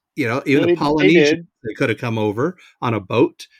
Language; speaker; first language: English; native; English